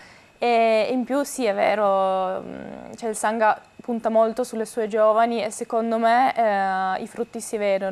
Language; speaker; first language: Italian; native; Italian